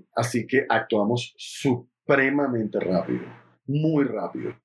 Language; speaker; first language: Spanish; native; Spanish